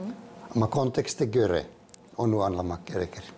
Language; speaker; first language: Turkish; non-native, fluent; Finnish